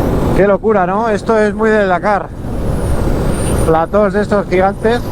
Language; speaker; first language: Spanish; native; Spanish